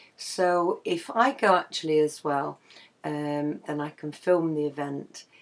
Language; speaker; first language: English; native; English